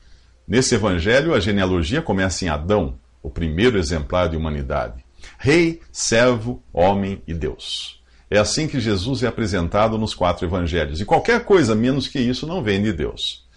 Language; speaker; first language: Portuguese; native; Portuguese